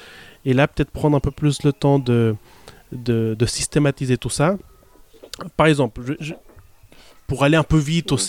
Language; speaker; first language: French; early bilingual, other home language; Spanish